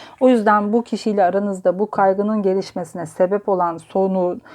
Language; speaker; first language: Turkish; native; Turkish